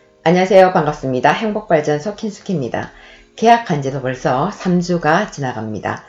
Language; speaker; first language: Korean; native; Korean